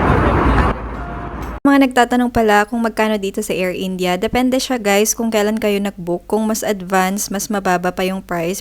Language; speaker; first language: Filipino; native; Filipino